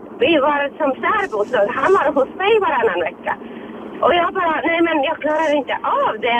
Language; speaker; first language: Swedish; non-native, fluent; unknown